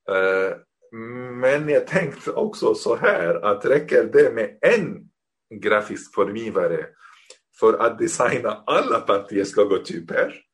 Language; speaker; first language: Swedish; non-native, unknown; Arabic